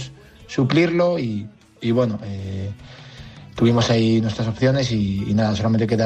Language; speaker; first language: Spanish; native; Spanish